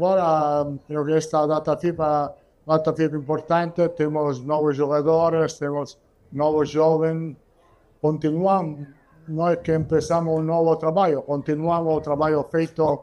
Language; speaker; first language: Portuguese; non-native, learner; Italian